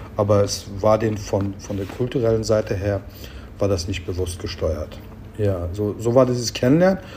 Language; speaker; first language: German; early bilingual, other home language; Turkish